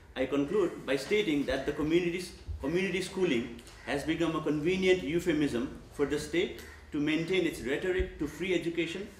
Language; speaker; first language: English; non-native, local second language; Nepali